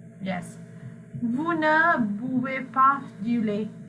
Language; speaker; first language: French; non-native, fluent; Sinhala